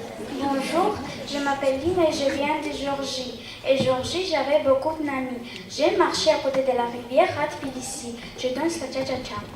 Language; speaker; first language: French; non-native, learner; Georgian